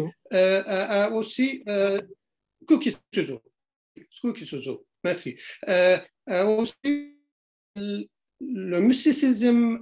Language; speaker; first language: French; non-native, learner; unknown